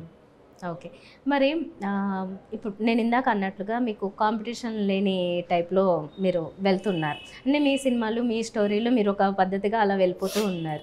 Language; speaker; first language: Telugu; native; Telugu